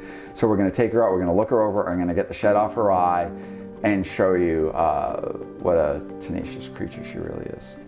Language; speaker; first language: English; native; English